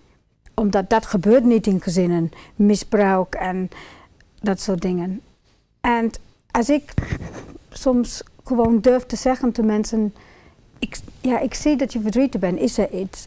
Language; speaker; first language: Dutch; non-native, fluent; English